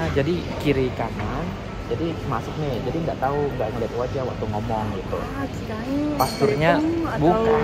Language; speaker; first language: Indonesian; native; Indonesian